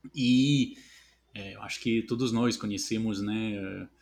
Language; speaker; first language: Portuguese; non-native, fluent; French